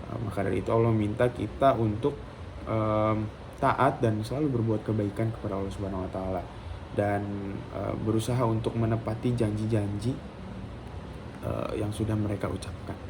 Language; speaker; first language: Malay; non-native, local second language; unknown